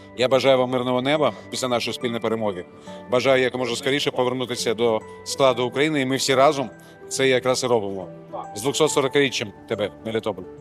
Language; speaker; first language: Ukrainian; native; Ukrainian